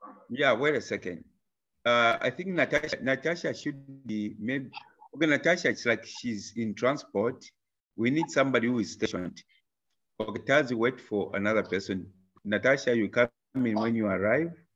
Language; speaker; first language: English; non-native, local second language; Bemba